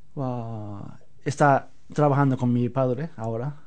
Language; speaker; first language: Spanish; non-native, learner; Japanese